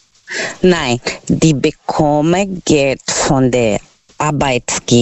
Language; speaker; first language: German; non-native, fluent; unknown